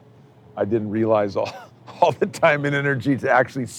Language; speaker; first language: English; native; English